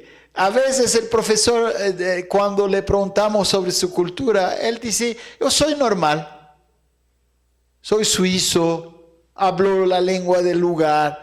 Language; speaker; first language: Spanish; non-native, fluent; Arabic